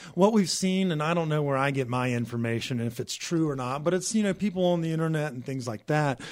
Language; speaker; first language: English; native; English